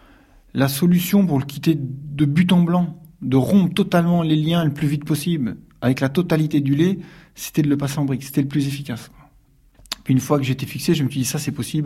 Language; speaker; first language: French; native; French